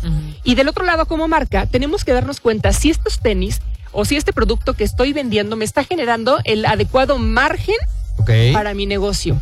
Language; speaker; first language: Spanish; native; Spanish